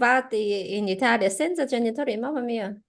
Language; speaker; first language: Italian; non-native, learner; Chinese